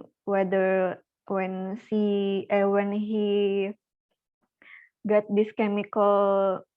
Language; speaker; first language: English; non-native, learner; Indonesian